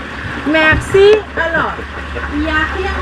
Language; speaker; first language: French; non-native, learner; Thai